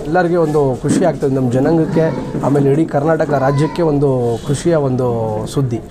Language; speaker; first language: Kannada; non-native, local second language; Urdu